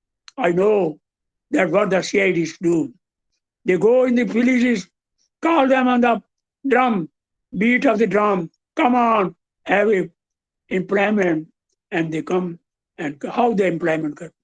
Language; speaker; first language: English; non-native, local second language; Hindi